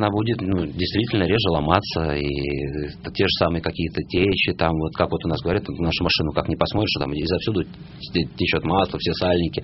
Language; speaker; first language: Russian; native; Russian